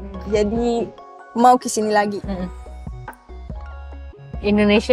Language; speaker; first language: Indonesian; non-native, learner; Arabic